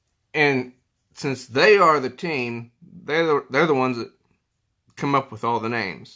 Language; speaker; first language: English; native; English